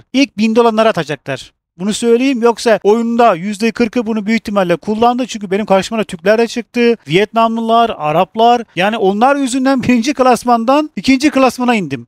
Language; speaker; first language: Turkish; native; Turkish